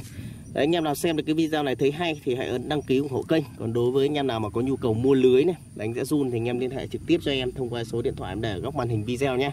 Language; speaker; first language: Vietnamese; native; Vietnamese